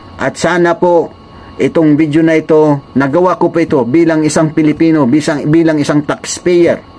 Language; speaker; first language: Filipino; non-native, local second language; Waray